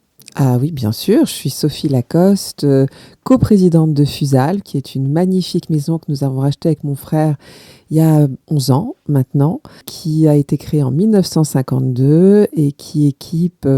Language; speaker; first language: French; native; French